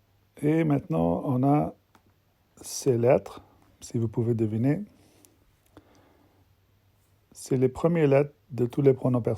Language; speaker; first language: French; non-native, fluent; English